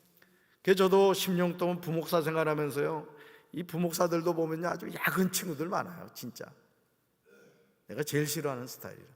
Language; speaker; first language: Korean; native; Korean